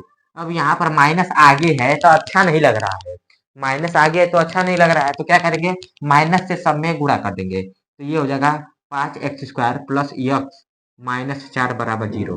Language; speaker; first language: Hindi; native; Hindi